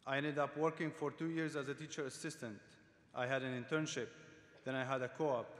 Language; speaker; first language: English; non-native, fluent; Arabic